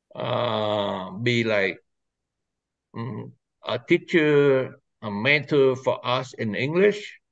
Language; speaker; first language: English; non-native, fluent; Vietnamese